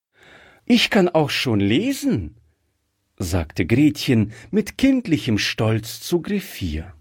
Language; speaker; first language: German; native; German